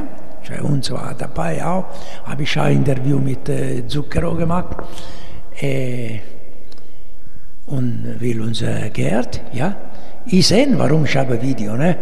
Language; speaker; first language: German; non-native, fluent; Italian